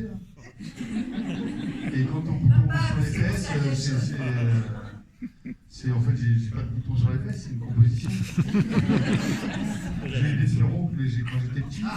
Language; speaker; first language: French; native; French